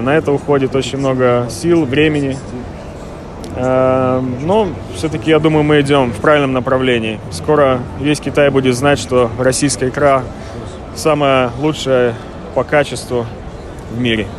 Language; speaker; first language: Russian; native; Russian